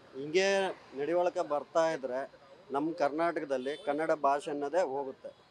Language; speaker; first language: Kannada; native; Kannada